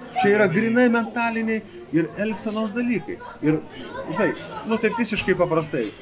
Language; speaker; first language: Lithuanian; native; Lithuanian